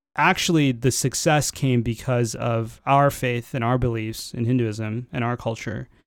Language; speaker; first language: English; native; English